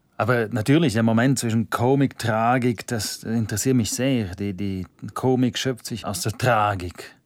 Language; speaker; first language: German; non-native, local second language; Romansh